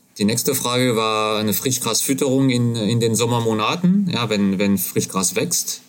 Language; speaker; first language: German; non-native, fluent; French